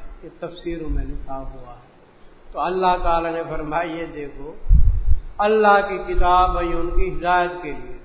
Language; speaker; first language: Urdu; non-native, local second language; Punjabi